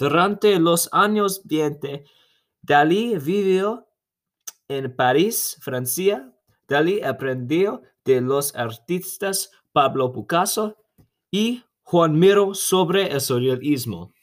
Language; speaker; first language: Spanish; non-native, learner; English